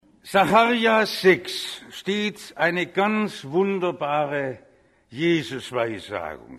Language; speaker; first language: German; native; German